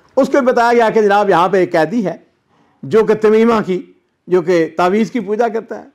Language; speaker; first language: Urdu; non-native, local second language; Punjabi